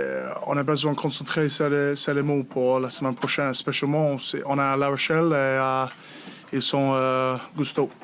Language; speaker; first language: French; non-native, learner; English